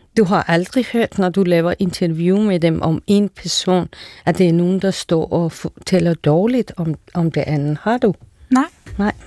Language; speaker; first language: Danish; non-native, fluent; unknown